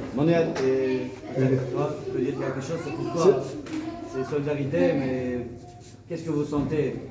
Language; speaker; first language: French; non-native, learner; Turkish